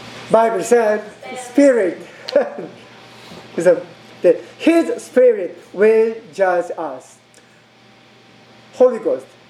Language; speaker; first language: English; non-native, learner; Korean